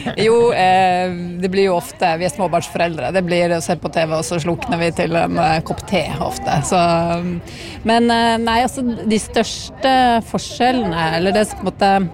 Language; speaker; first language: Norwegian; native; Norwegian